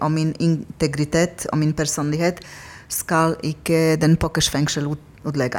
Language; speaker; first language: Norwegian; non-native, fluent; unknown